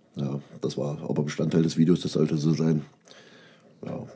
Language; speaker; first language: German; native; German